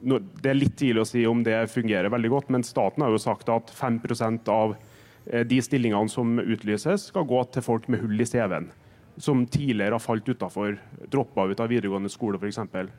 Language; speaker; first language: Norwegian; native; Norwegian